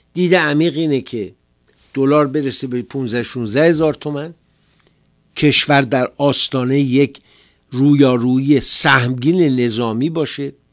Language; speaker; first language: Persian; native; Persian